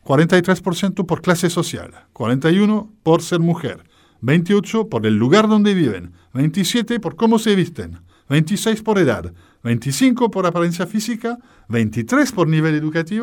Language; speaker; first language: Spanish; native; Spanish